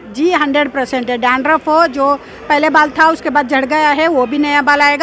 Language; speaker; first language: Hindi; non-native, local second language; Kannada